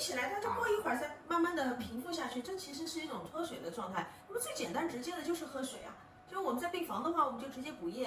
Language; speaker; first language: Chinese; native; Chinese